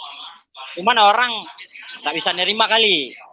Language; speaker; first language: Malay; non-native, local second language; Achinese